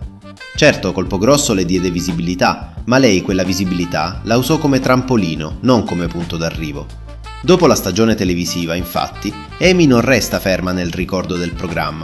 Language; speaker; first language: Italian; native; Italian